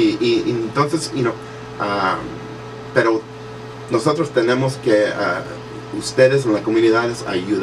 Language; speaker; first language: Spanish; early bilingual, heritage; English